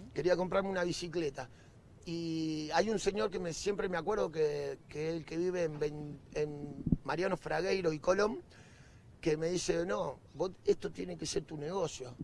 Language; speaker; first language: Spanish; native; Spanish